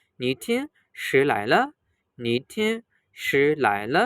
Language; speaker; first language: Chinese; non-native, fluent; Burmese